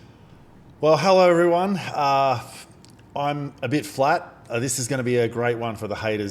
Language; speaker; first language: English; native; English